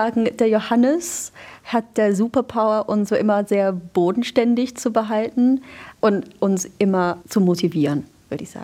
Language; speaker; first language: German; non-native, fluent; English